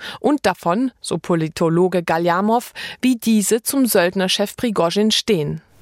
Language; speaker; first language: German; native; German